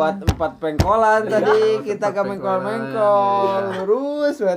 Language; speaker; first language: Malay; non-native, local second language; Sundanese